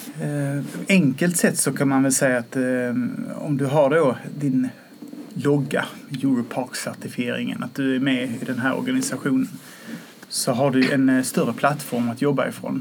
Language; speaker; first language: Swedish; native; Swedish